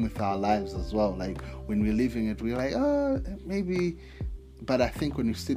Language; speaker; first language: English; non-native, local second language; Nyanja